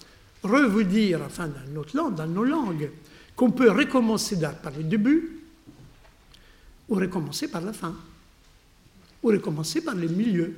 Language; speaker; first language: French; non-native, fluent; Italian